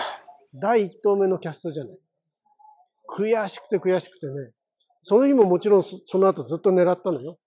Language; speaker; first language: Japanese; native; Japanese